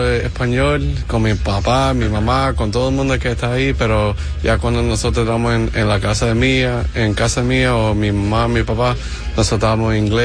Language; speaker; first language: Spanish; early bilingual, heritage; Spanish